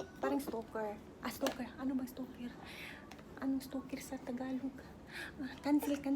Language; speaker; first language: Filipino; non-native, local second language; Cebuano